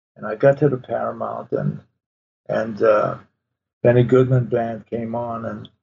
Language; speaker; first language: English; early bilingual, other home language; Polish